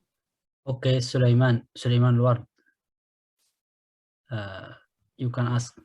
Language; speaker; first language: English; non-native, fluent; Arabic